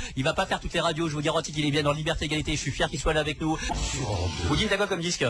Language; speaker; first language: French; native; French